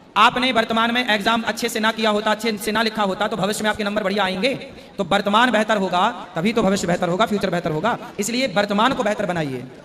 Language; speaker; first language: Hindi; native; Hindi